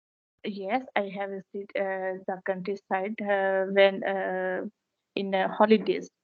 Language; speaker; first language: English; non-native, learner; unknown